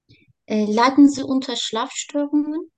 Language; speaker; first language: German; non-native, learner; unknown